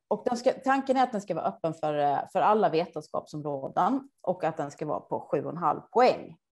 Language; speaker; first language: Swedish; native; Swedish